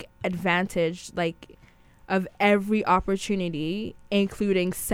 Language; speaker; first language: English; non-native, local second language; Akan